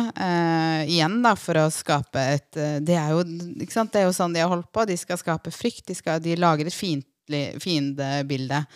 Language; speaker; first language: Norwegian; early bilingual, other home language; Persian